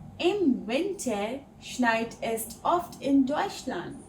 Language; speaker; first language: German; non-native, fluent; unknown